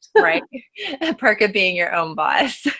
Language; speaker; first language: English; native; English